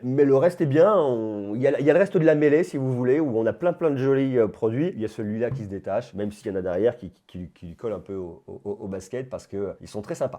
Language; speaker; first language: French; native; French